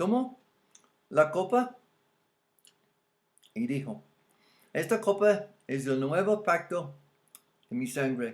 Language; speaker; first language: Spanish; non-native, fluent; English